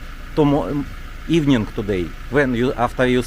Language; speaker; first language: English; non-native, learner; Russian